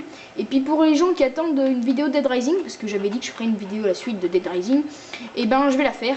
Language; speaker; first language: French; native; French